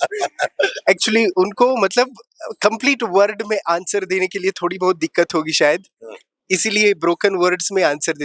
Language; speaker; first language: Hindi; non-native, local second language; Kannada